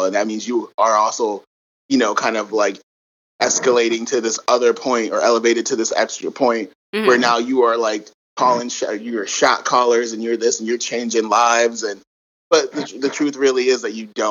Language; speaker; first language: English; native; English